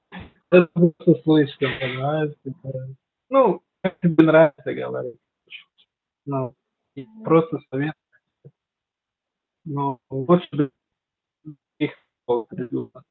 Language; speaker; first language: Russian; non-native, learner; Turkmen